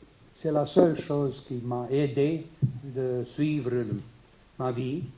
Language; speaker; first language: French; non-native, fluent; Romanian